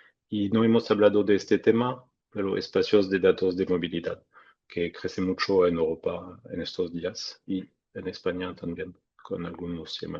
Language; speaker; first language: Spanish; non-native, fluent; French